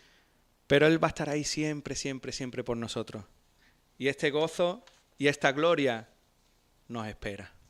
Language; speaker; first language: Spanish; native; Spanish